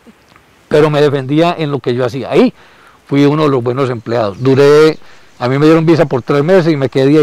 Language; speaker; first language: Spanish; native; Spanish